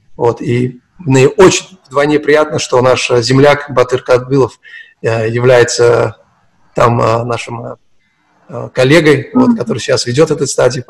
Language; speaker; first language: Russian; non-native, local second language; Uzbek